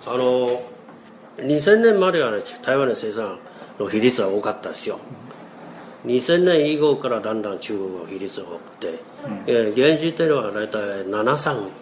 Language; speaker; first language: Japanese; non-native, fluent; Chinese